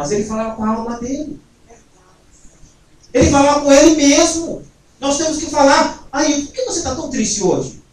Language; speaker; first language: Portuguese; native; Portuguese